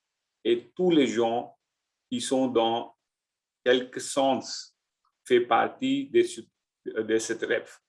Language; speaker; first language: French; non-native, learner; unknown